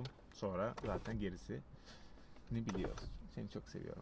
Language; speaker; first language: Turkish; native; Turkish